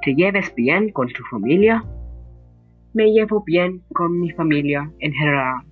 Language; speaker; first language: Spanish; non-native, learner; English